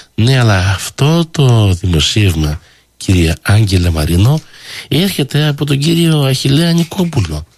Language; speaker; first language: Greek; early bilingual, heritage; Greek